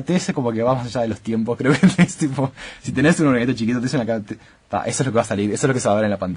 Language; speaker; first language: Spanish; native; Spanish